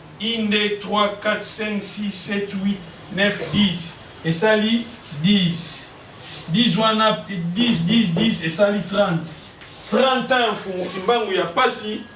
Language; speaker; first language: Lingala; non-native, local second language; Kongo